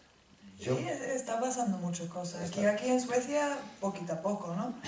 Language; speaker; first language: Spanish; non-native, fluent; Finnish